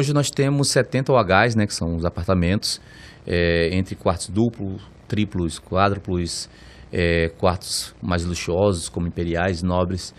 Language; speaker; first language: Portuguese; native; Portuguese